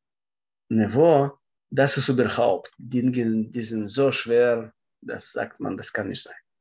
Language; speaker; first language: German; non-native, fluent; Russian